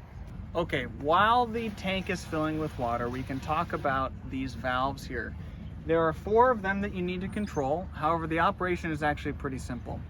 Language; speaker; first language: English; native; English